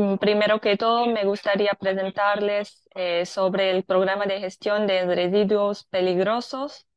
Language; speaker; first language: Spanish; non-native, fluent; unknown